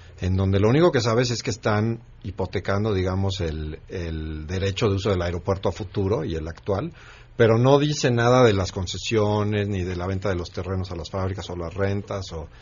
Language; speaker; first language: Spanish; native; Spanish